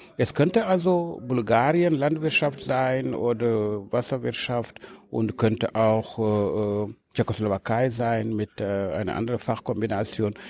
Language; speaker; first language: German; non-native, fluent; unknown